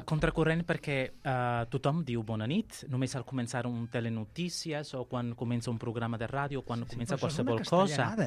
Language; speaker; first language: Catalan; non-native, fluent; Sicilian